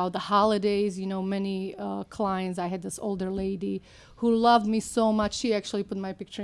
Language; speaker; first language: English; non-native, fluent; Slovak